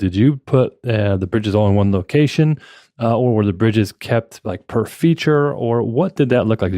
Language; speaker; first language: English; native; English